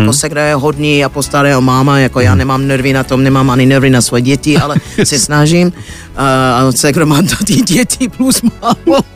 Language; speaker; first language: Czech; non-native, fluent; English